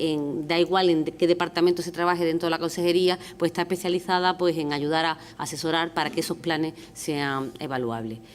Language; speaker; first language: Spanish; native; Spanish